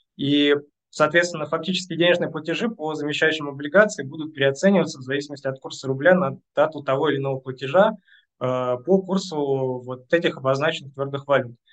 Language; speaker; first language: Russian; native; Russian